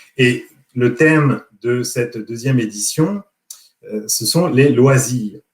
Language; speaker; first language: French; native; French